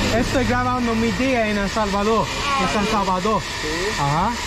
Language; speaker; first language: Spanish; non-native, learner; English